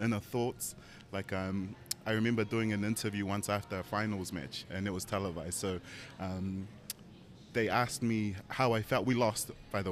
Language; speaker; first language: English; early bilingual, other home language; Tongan